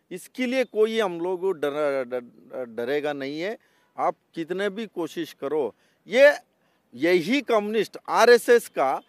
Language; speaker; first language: Hindi; non-native, local second language; Kannada